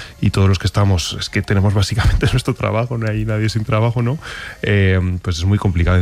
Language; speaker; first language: Spanish; native; Spanish